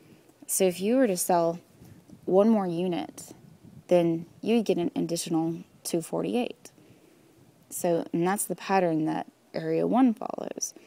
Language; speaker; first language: English; native; English